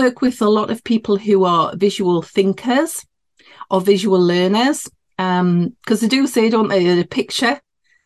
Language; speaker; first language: English; native; English